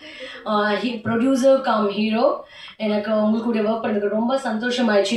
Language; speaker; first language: Tamil; non-native, learner; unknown